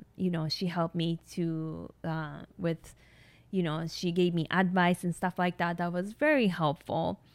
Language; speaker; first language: English; non-native, fluent; Japanese